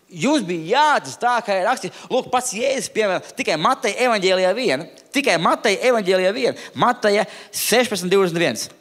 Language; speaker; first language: Latvian; non-native, local second language; Russian